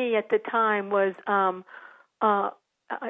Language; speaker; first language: English; native; English